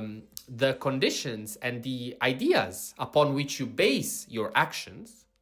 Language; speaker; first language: English; non-native, fluent; Italian